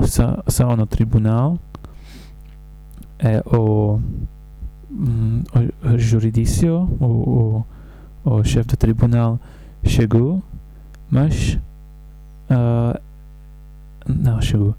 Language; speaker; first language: Portuguese; non-native, learner; English